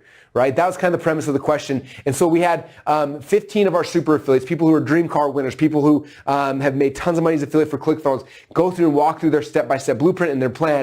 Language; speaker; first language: English; native; English